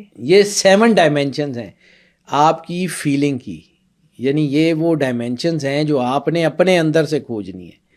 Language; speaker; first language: Urdu; non-native, local second language; Punjabi